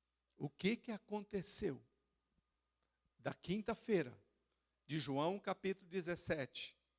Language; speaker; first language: Portuguese; native; Portuguese